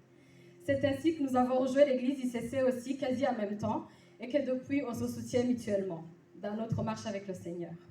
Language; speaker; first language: French; native; French